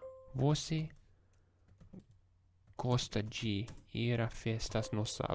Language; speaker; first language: Portuguese; non-native, learner; English